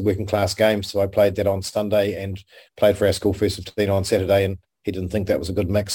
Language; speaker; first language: English; native; English